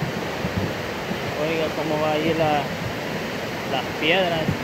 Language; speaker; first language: Spanish; native; Spanish